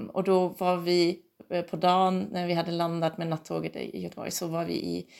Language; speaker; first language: Swedish; non-native, fluent; German